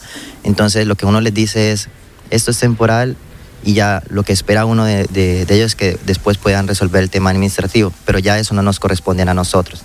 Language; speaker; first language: Spanish; native; Spanish